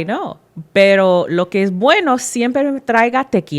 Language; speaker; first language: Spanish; non-native, learner; English